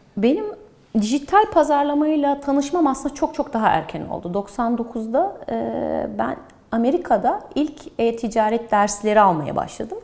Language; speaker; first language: Turkish; early bilingual, heritage; Turkish